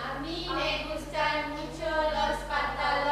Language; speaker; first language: Spanish; non-native, learner; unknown